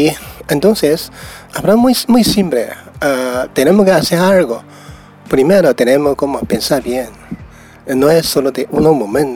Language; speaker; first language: Spanish; non-native, learner; Chinese